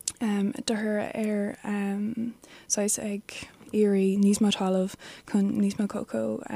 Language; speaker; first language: Irish; non-native, local second language; English